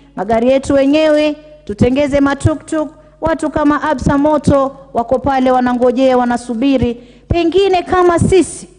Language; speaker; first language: Swahili; native; Swahili